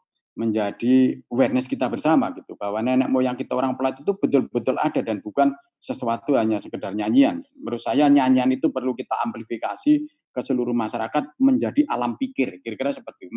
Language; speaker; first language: Indonesian; native; Indonesian